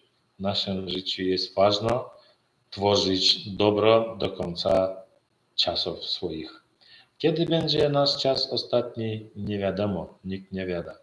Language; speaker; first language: Polish; non-native, learner; Turkmen